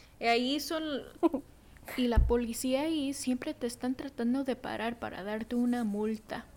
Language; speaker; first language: Spanish; early bilingual, heritage; Spanish